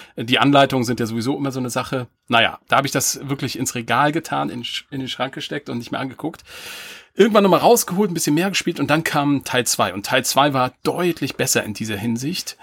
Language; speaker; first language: German; native; German